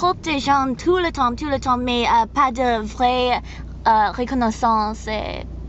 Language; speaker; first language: French; non-native, learner; English